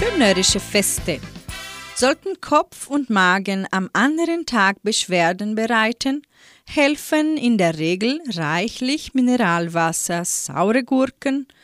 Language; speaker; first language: German; native; German